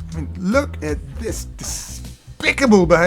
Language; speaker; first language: English; native; English